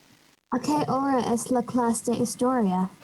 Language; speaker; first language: Spanish; non-native, learner; English